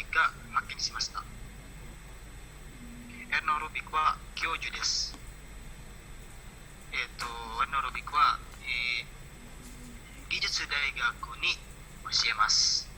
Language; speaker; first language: Japanese; non-native, learner; Indonesian